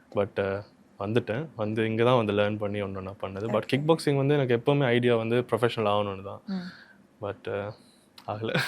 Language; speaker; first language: Tamil; early bilingual, heritage; Tamil